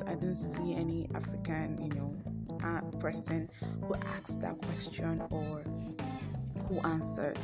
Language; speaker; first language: English; non-native, local second language; Igbo